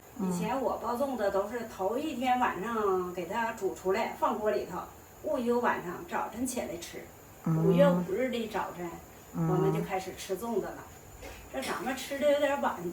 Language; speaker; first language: Chinese; native; Chinese